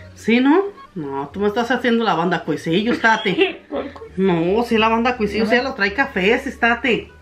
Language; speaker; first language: Spanish; native; Spanish